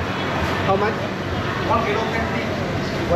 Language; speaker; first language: English; non-native, local second language; Filipino